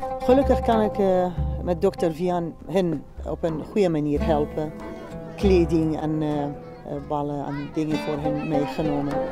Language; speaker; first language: Dutch; non-native, fluent; Central Kurdish